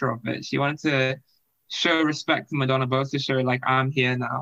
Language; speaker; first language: English; non-native, local second language; Yoruba